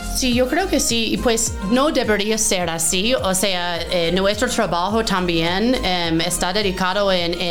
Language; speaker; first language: Spanish; non-native, fluent; English